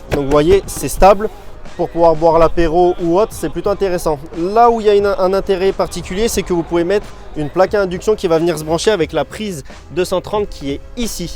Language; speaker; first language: French; native; French